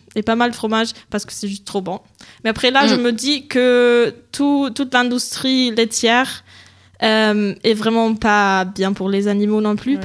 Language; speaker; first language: French; non-native, fluent; German